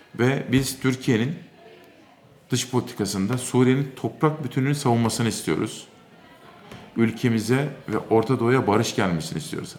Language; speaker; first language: Turkish; native; Turkish